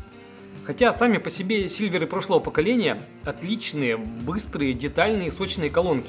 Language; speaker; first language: Russian; native; Russian